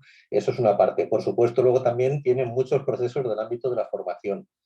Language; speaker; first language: Spanish; native; Spanish